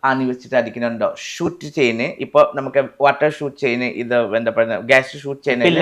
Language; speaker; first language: Malayalam; non-native, fluent; Assamese